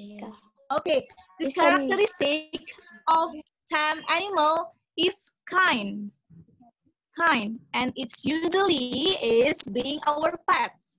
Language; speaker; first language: English; non-native, fluent; Indonesian